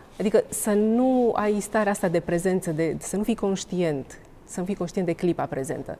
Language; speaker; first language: Romanian; native; Romanian